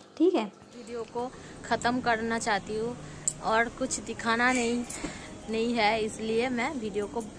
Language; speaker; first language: Hindi; non-native, local second language; Bangla